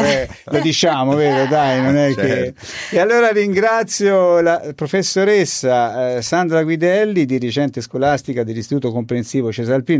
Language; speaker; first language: Italian; native; Italian